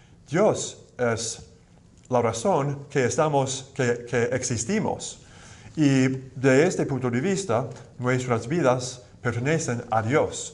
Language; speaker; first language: Spanish; non-native, fluent; English